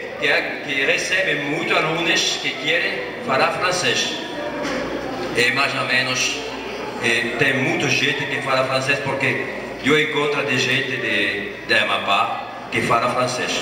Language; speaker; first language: Portuguese; non-native, learner; French